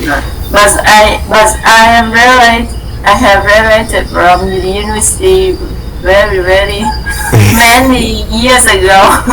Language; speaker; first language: English; non-native, learner; Vietnamese